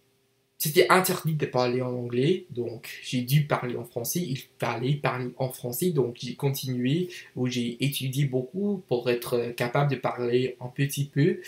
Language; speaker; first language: French; non-native, learner; English